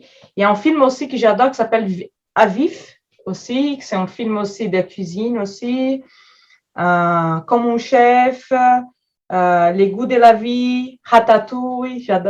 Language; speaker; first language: French; non-native, fluent; Portuguese